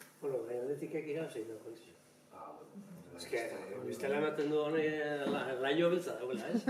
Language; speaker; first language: Basque; native; Basque